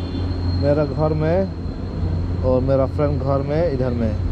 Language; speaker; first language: Hindi; non-native, local second language; Khasi